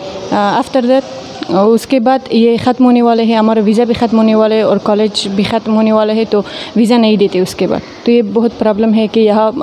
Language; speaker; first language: Hindi; non-native, fluent; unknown